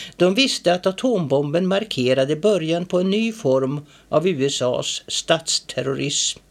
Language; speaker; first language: Swedish; native; Swedish